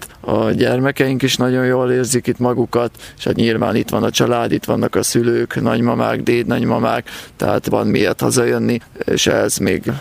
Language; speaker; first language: Hungarian; native; Hungarian